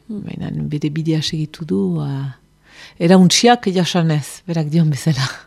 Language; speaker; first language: Basque; native; Basque